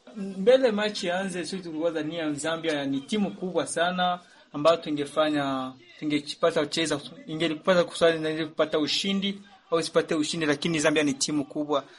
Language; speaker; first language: Swahili; native; Swahili